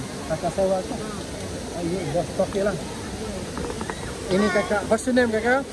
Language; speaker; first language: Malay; non-native, learner; Bangla